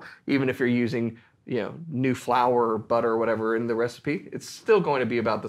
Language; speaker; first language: English; native; English